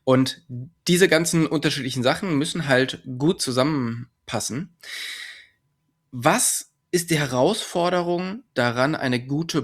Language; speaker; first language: German; native; German